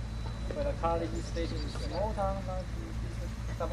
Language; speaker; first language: English; non-native, learner; Chinese